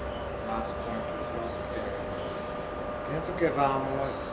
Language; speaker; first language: Spanish; non-native, fluent; English